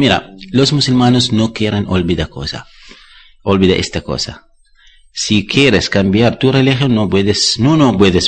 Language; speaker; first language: Spanish; non-native, learner; Arabic